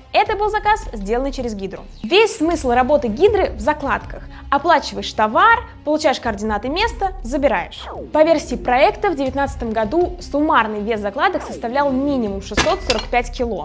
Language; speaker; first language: Russian; native; Russian